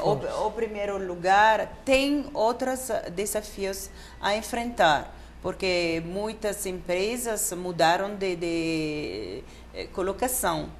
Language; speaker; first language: Portuguese; non-native, fluent; Italian